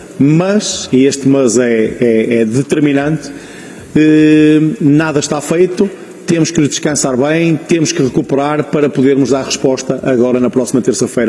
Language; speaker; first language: Portuguese; native; Portuguese